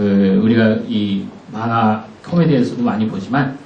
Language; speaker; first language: Korean; native; Korean